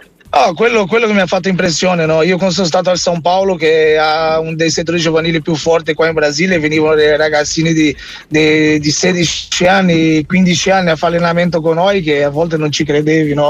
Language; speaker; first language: Italian; non-native, fluent; Portuguese